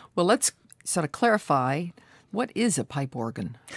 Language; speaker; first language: English; native; English